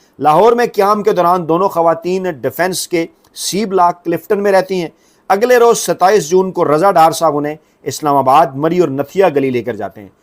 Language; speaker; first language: Urdu; native; Urdu